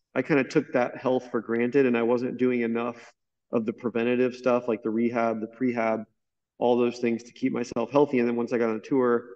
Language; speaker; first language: English; native; English